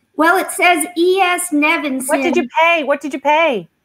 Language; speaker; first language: English; native; English